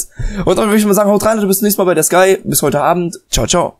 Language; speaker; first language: German; native; German